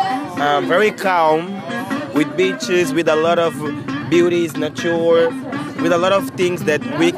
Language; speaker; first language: English; non-native, fluent; Portuguese